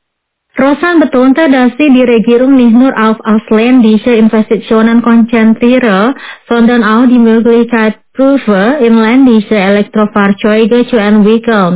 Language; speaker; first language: German; non-native, fluent; Indonesian